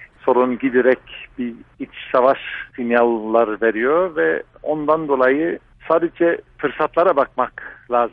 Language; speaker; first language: Turkish; non-native, fluent; English